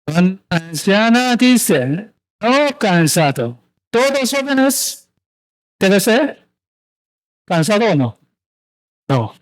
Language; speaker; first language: Spanish; non-native, learner; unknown